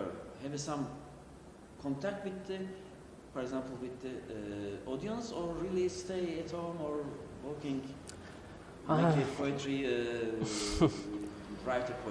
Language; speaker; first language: English; non-native, learner; Turkish